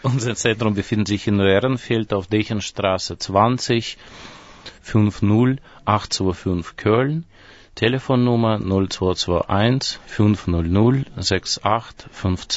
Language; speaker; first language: German; non-native, fluent; Russian